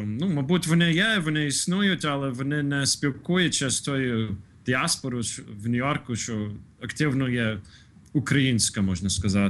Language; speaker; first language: Ukrainian; early bilingual, heritage; Ukrainian